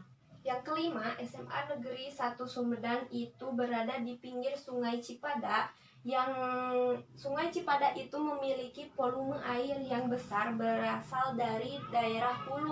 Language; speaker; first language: Indonesian; native; Indonesian